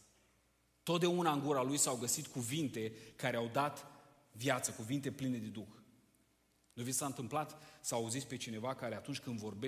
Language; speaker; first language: Romanian; native; Romanian